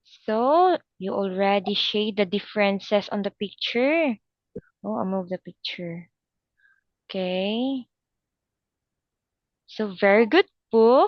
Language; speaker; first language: English; non-native, local second language; Filipino